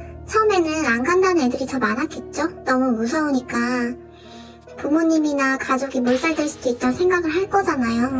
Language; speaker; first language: Korean; native; Korean